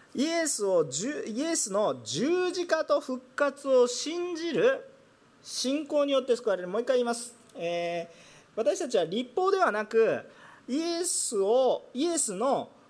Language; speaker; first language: Japanese; non-native, fluent; Korean